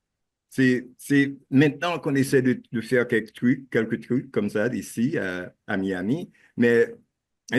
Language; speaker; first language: French; non-native, local second language; Haitian Creole